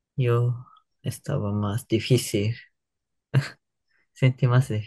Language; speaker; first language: Spanish; non-native, learner; Japanese